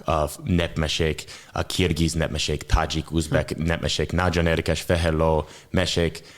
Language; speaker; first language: Hungarian; non-native, learner; English